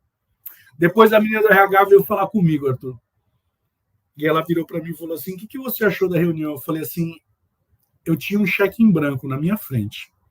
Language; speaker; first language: Portuguese; native; Portuguese